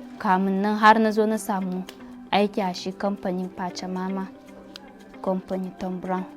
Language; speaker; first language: Hausa; non-native, local second language; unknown